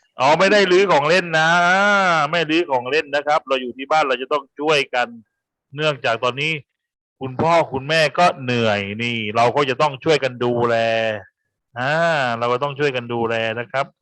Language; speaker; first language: Thai; native; Thai